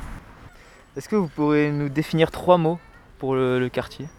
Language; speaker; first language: French; native; French